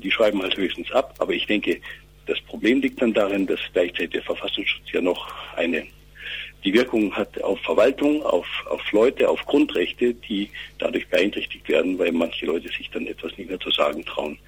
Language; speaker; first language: German; native; German